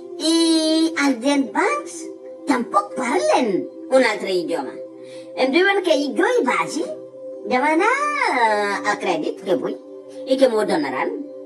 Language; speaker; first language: Catalan; non-native, fluent; Fula